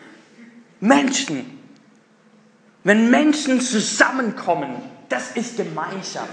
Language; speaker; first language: German; non-native, fluent; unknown